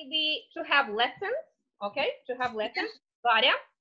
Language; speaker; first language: English; non-native, fluent; Russian